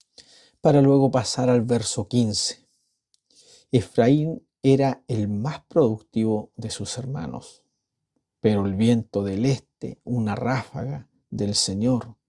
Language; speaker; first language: Spanish; native; Spanish